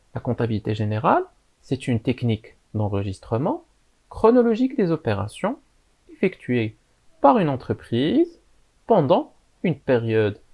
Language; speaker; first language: French; non-native, local second language; Arabic